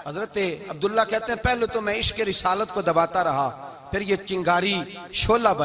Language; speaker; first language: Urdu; non-native, local second language; Punjabi